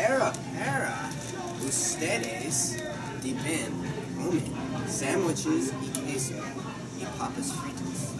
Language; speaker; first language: Spanish; non-native, learner; English